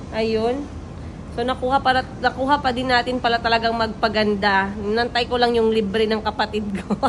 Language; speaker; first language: Filipino; non-native, local second language; Cebuano